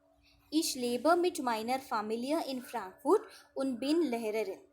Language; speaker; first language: German; non-native, fluent; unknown